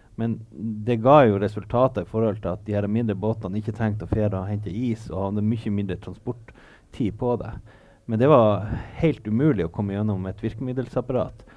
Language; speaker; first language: Norwegian; native; Norwegian